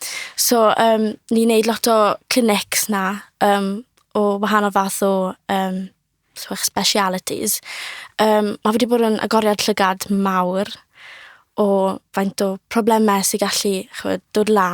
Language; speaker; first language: Welsh; native; Welsh